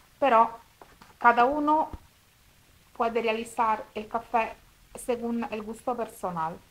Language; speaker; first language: Spanish; non-native, fluent; Italian